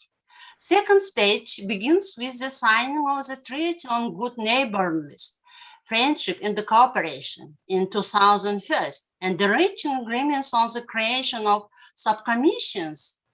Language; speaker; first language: English; non-native, learner; Russian